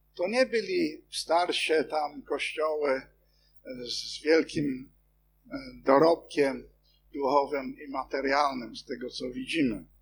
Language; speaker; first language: Polish; non-native, fluent; English